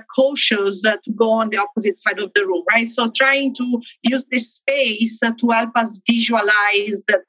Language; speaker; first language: English; non-native, fluent; Italian